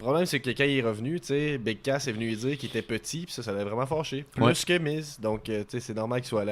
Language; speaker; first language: French; native; French